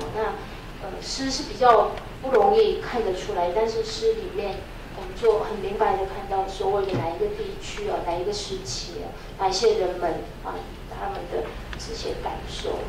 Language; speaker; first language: Chinese; non-native, fluent; Korean